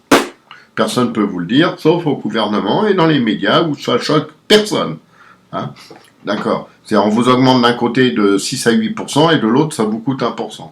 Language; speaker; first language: French; native; French